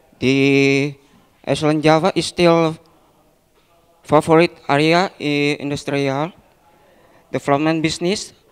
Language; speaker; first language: English; non-native, learner; Indonesian